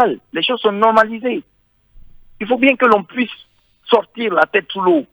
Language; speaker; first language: French; non-native, local second language; Fula